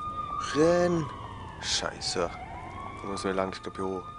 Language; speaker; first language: German; native; German